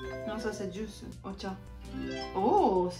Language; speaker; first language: French; native; French